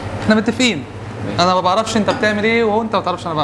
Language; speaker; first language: Arabic; native; Arabic